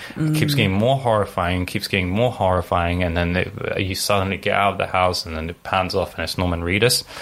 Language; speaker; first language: English; early bilingual, other home language; Arabic